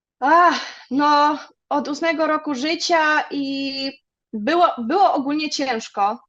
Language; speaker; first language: Polish; early bilingual, other home language; German